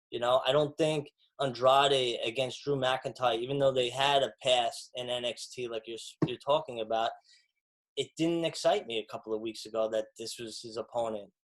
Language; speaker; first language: English; native; English